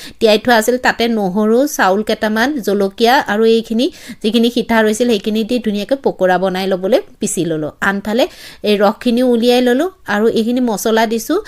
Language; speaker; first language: Assamese; native; Assamese